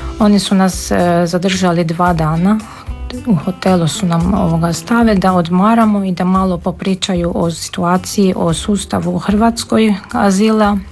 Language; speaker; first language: Serbian; non-native, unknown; Armenian